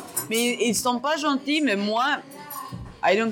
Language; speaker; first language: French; non-native, learner; Hebrew